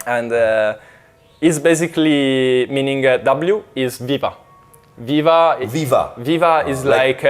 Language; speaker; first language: English; non-native, fluent; Italian